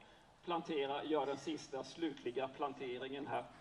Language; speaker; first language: Swedish; native; Swedish